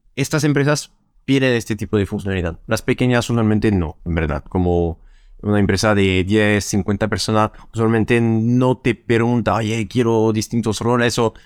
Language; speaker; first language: Spanish; non-native, fluent; French